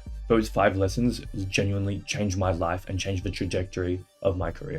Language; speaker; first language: English; native; English